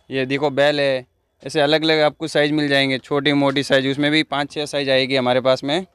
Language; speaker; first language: Hindi; non-native, local second language; Urdu